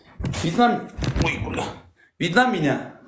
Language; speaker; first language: Russian; non-native, learner; Azerbaijani